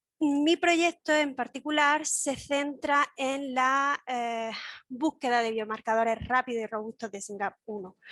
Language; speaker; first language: Spanish; native; Spanish